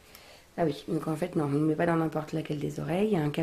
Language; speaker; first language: French; native; French